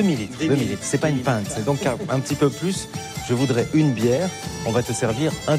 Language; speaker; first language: French; native; French